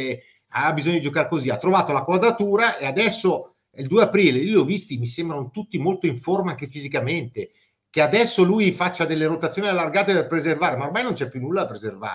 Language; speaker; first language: Italian; native; Italian